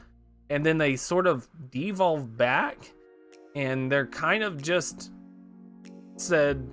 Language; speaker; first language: English; native; English